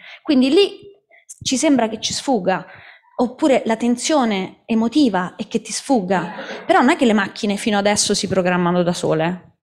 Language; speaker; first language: Italian; native; Italian